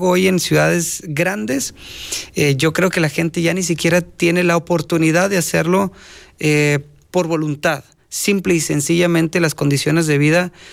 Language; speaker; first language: Spanish; native; Spanish